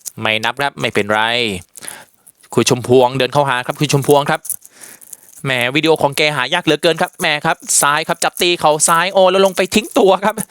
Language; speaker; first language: Thai; native; Thai